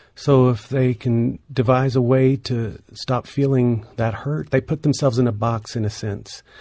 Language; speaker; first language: English; native; English